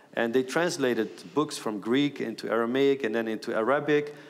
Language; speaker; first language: English; non-native, fluent; Aramaic